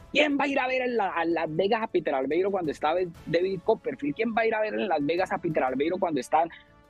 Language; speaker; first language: Spanish; native; Spanish